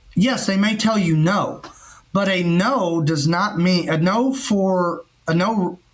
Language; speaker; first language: English; native; English